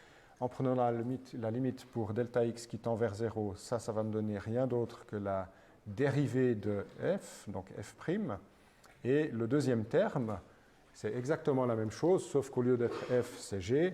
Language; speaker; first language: French; native; French